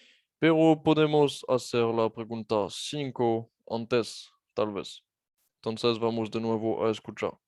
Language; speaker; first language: Spanish; non-native, fluent; French